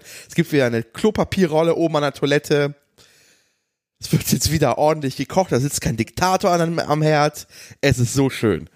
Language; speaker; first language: German; native; German